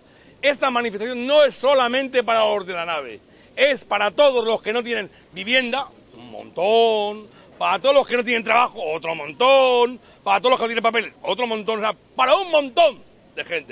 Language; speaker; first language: Spanish; native; Spanish